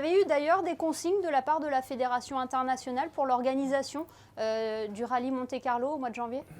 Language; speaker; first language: French; native; French